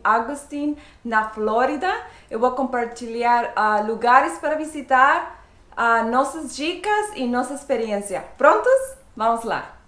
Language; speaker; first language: Portuguese; non-native, fluent; Spanish